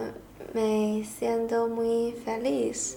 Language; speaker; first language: Spanish; non-native, learner; Chinese